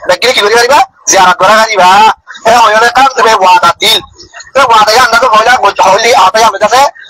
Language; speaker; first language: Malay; non-native, learner; Rohingya